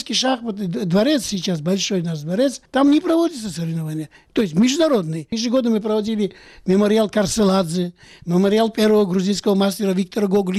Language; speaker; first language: Russian; non-native, local second language; Georgian